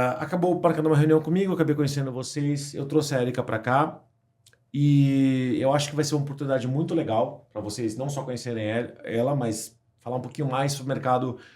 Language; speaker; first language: Portuguese; native; Portuguese